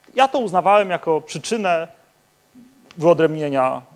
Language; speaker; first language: Polish; native; Polish